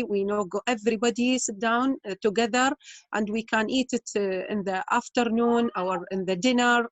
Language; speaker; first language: English; non-native, learner; Arabic